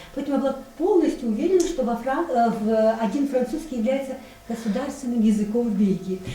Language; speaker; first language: Russian; non-native, local second language; Chechen